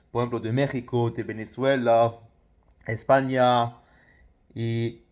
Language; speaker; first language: Spanish; non-native, fluent; Luxembourgish